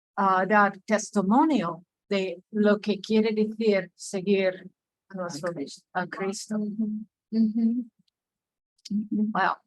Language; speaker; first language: Spanish; non-native, fluent; English